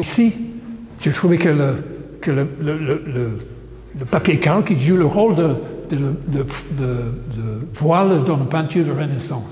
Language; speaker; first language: French; non-native, fluent; English